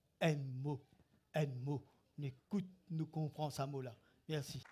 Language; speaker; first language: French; non-native, local second language; Morisyen